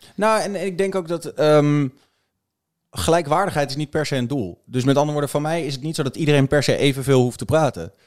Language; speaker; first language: Dutch; native; Dutch